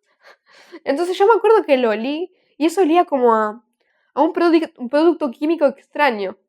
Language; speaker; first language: Spanish; native; Spanish